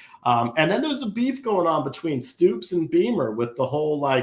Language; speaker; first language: English; native; English